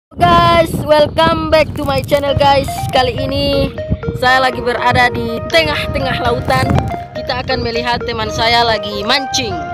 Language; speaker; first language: Indonesian; non-native, local second language; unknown